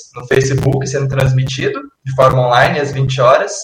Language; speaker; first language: Portuguese; native; Portuguese